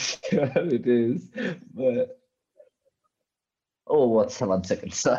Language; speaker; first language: English; non-native, local second language; Gujarati